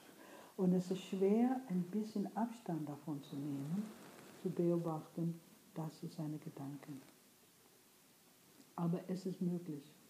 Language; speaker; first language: German; non-native, fluent; English